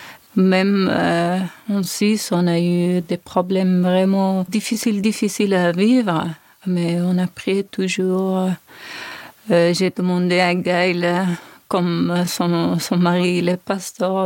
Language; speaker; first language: French; non-native, learner; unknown